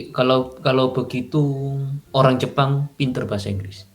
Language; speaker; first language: Indonesian; native; Indonesian